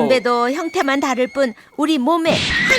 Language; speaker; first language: Korean; native; Korean